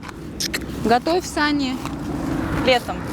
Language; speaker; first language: Russian; native; Russian